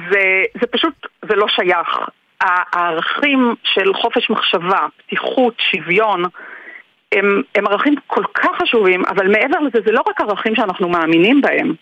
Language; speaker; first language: Hebrew; native; Hebrew